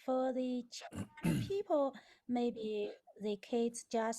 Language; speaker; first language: English; non-native, learner; Chinese